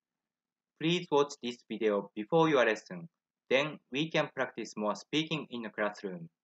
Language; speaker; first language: English; non-native, fluent; Japanese